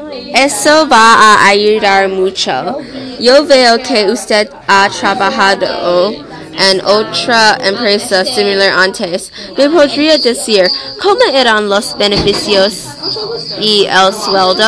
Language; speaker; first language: Spanish; non-native, learner; English